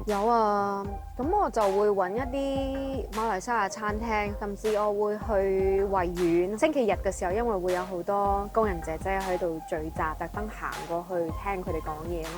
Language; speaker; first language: Cantonese; non-native, fluent; Chinese